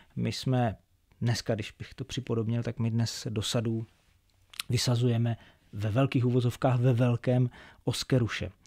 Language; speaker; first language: Czech; native; Czech